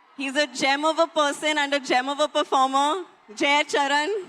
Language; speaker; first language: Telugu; non-native, learner; Hindi